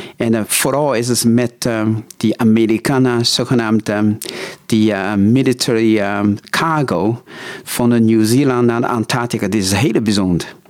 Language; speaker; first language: Dutch; non-native, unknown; Chinese